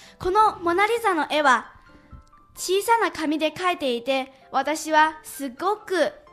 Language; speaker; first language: Japanese; early bilingual, other home language; Chinese